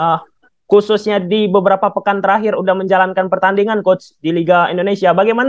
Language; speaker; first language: Indonesian; native; Indonesian